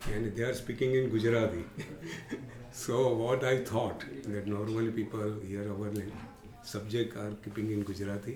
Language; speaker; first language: English; non-native, local second language; Gujarati